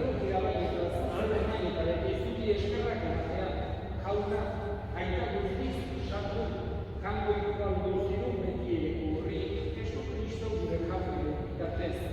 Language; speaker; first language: Basque; native; Basque